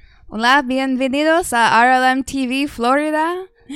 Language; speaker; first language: Spanish; non-native, learner; English